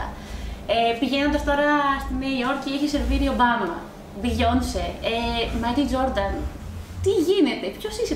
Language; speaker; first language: Greek; native; Greek